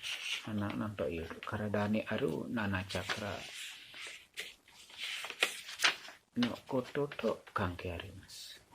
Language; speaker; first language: Japanese; non-native, learner; Indonesian